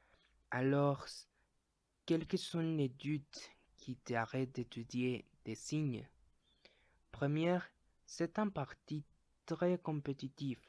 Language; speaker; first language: French; non-native, learner; Spanish